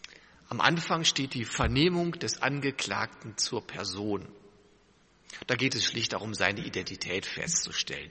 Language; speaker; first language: German; native; German